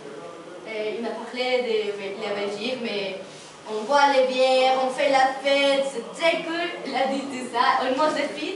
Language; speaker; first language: French; non-native, learner; Spanish